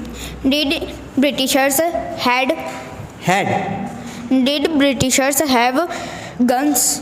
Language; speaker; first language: English; non-native, learner; Hindi